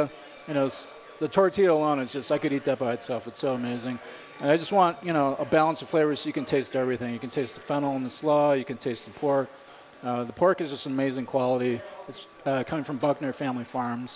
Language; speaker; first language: English; native; English